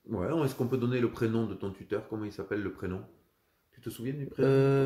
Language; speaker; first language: French; native; French